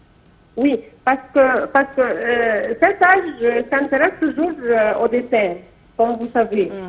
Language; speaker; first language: French; non-native, fluent; Arabic